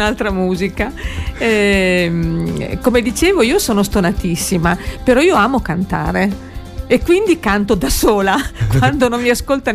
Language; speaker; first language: Italian; native; Italian